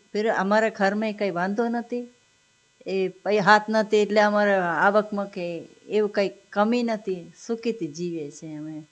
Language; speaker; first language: Gujarati; non-native, local second language; Malayalam